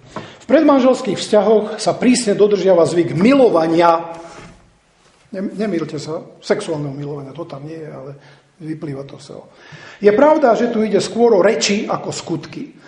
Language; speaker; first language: Slovak; native; Slovak